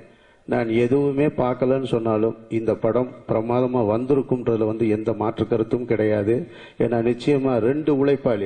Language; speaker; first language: Tamil; native; Tamil